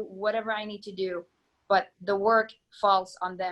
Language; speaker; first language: English; non-native, fluent; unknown